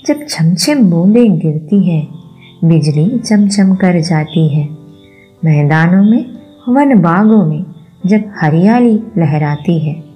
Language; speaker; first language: Hindi; non-native, local second language; Malayalam